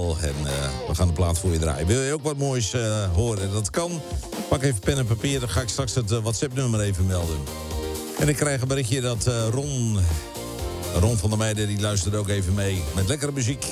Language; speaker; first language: Dutch; native; Dutch